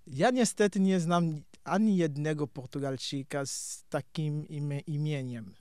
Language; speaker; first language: Polish; non-native, fluent; Kongo